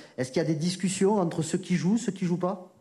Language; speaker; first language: French; native; French